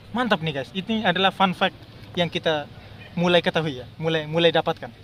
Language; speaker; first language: Indonesian; non-native, fluent; Tetum